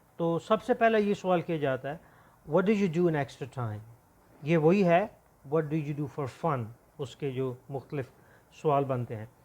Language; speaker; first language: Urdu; non-native, local second language; Punjabi